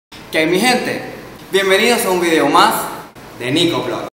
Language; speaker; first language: Spanish; native; Spanish